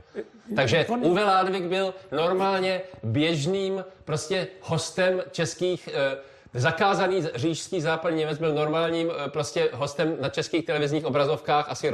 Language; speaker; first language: Czech; native; Czech